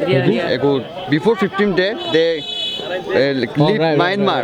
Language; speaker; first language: English; non-native, learner; Rohingya